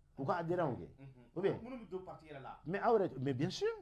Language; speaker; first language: French; non-native, local second language; Bambara